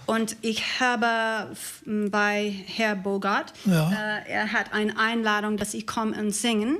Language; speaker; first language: German; non-native, learner; English